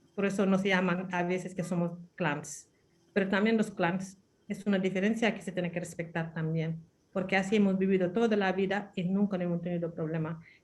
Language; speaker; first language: Spanish; non-native, fluent; Wolof